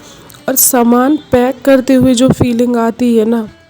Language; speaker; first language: Hindi; native; Hindi